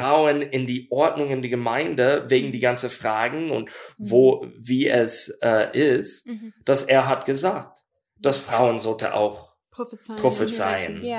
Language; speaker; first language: German; non-native, learner; English